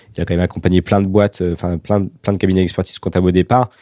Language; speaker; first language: French; native; French